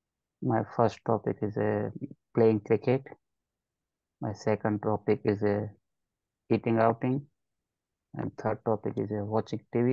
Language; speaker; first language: English; non-native, learner; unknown